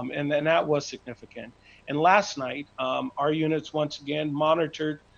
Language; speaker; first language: English; native; English